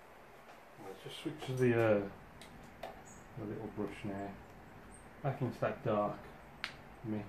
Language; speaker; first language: English; native; English